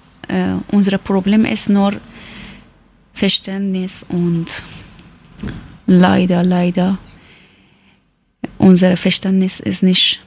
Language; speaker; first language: German; non-native, learner; Persian